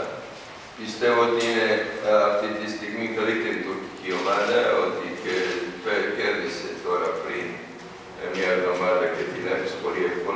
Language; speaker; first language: Greek; non-native, fluent; Serbian